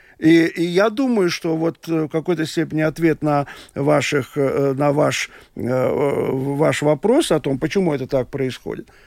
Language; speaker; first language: Russian; non-native, local second language; Latvian